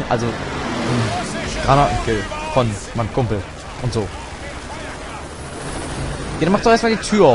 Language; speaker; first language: German; native; German